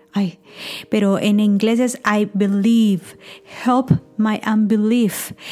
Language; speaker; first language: Spanish; native; Spanish